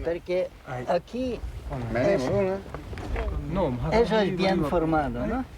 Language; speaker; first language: Spanish; non-native, fluent; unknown